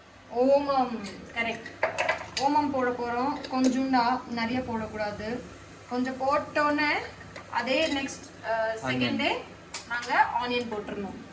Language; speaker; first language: Tamil; non-native, learner; Hindi